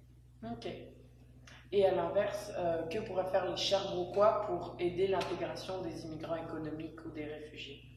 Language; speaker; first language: French; native; French